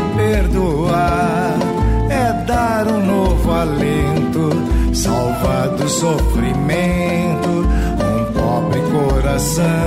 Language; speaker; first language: Portuguese; native; Portuguese